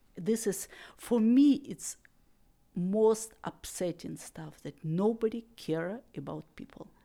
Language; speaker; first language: English; non-native, learner; Russian